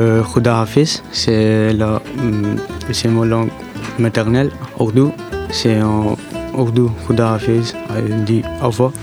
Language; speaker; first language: French; non-native, learner; Urdu